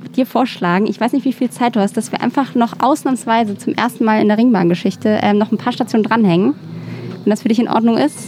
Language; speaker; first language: German; native; German